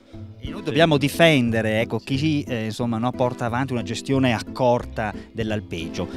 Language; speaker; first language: Italian; native; Italian